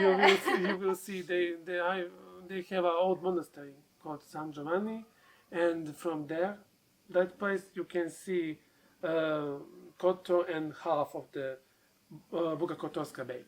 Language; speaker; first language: English; non-native, learner; Serbian